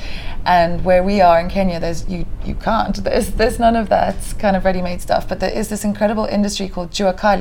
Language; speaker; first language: English; native; English